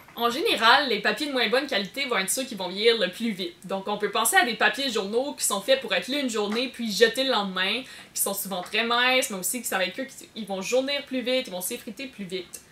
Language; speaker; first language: French; native; French